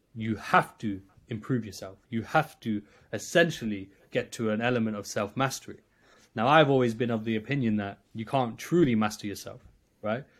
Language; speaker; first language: English; native; English